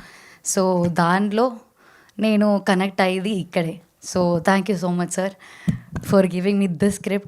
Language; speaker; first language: Telugu; non-native, learner; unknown